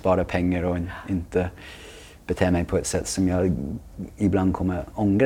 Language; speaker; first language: Swedish; non-native, fluent; English